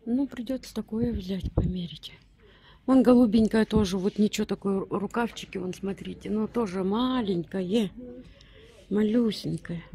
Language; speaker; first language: Russian; native; Russian